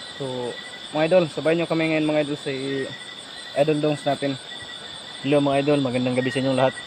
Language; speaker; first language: Filipino; non-native, local second language; Cebuano